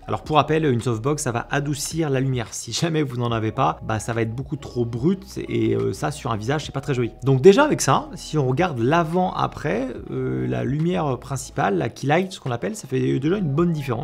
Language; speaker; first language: French; native; French